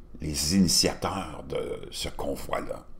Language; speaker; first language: French; native; French